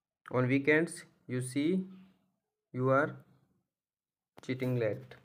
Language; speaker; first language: English; non-native, local second language; Hindi